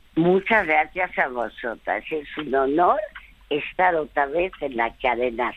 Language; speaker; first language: Spanish; early bilingual, other home language; French